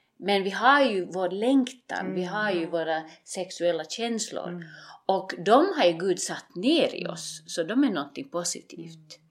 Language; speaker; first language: Swedish; native; Swedish